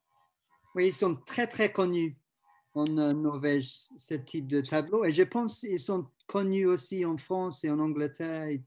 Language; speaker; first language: French; non-native, learner; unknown